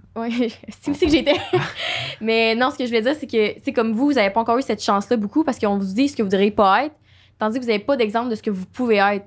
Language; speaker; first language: French; native; French